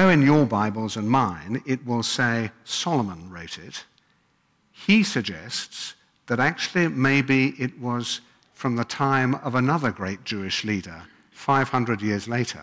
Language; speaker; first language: English; native; English